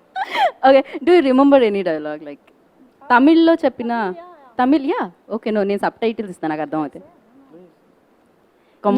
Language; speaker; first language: Telugu; native; Telugu